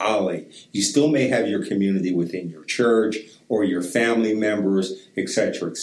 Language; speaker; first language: English; native; English